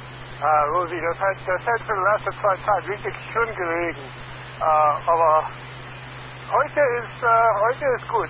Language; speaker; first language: German; non-native, learner; English